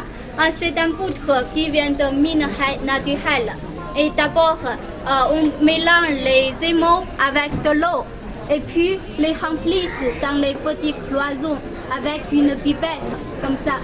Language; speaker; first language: French; non-native, learner; Chinese